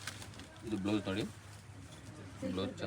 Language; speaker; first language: Kannada; non-native, local second language; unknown